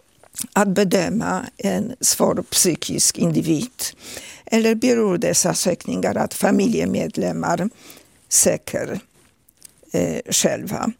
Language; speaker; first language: Swedish; non-native, fluent; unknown